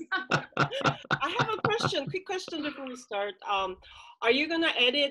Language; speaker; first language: English; non-native, fluent; Korean